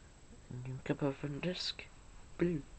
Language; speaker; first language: English; native; English